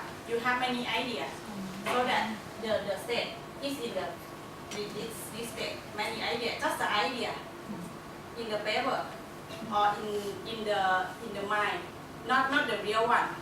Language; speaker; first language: English; non-native, learner; Thai